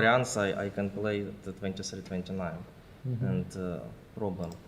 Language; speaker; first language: English; non-native, learner; Russian